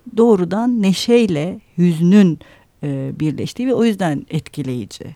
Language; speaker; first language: Turkish; native; Turkish